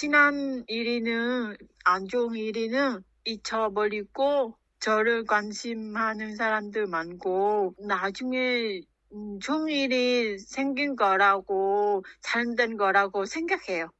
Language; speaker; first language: Korean; non-native, learner; Vietnamese